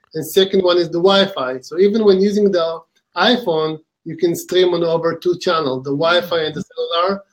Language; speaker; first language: English; non-native, fluent; Hebrew